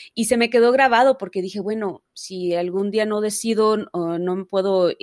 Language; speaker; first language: Spanish; early bilingual, heritage; Spanish